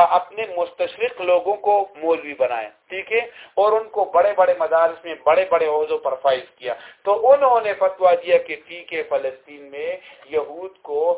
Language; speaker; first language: Urdu; non-native, local second language; Pashto